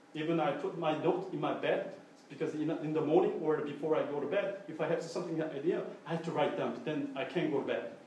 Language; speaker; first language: English; non-native, fluent; Korean